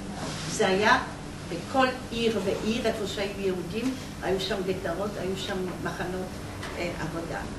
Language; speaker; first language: Hebrew; non-native, fluent; Polish